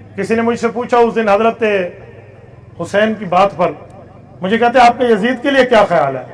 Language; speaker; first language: Urdu; non-native, local second language; Saraiki